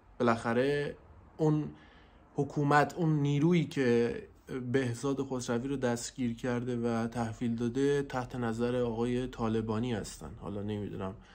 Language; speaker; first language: Persian; non-native, local second language; Central Kurdish